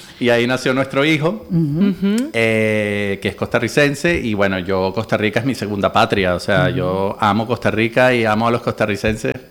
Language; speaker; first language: Spanish; native; Spanish